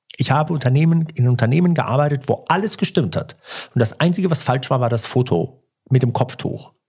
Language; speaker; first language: German; early bilingual, other home language; Italian